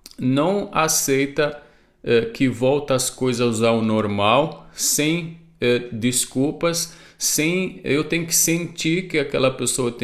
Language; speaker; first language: Portuguese; non-native, fluent; Arabic